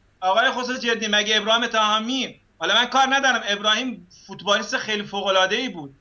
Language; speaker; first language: Persian; non-native, local second language; Arabic